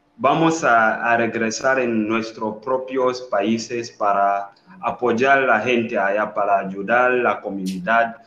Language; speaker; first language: Spanish; non-native, learner; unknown